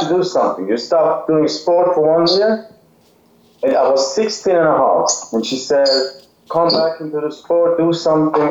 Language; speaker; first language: English; non-native, fluent; Swiss German